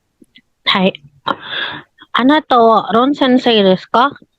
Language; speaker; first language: Japanese; non-native, learner; Filipino